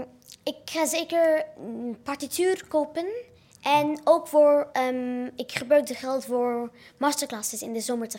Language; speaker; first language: Dutch; non-native, learner; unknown